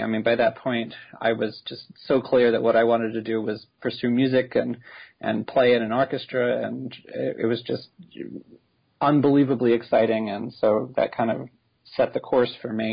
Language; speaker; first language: English; native; English